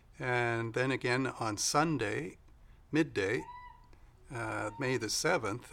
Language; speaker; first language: English; native; English